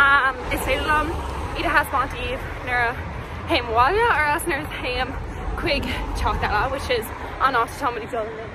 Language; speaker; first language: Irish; non-native, local second language; English